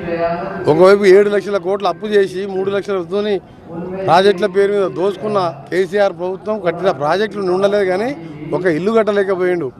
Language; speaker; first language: Telugu; native; Telugu